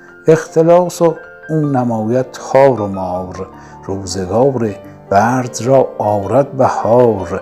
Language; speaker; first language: Persian; native; Persian